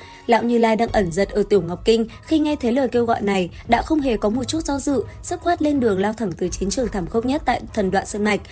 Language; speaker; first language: Vietnamese; native; Vietnamese